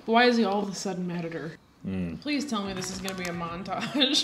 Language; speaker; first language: English; native; English